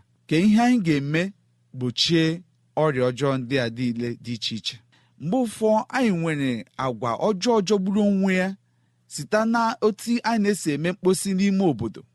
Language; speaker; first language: Igbo; native; Igbo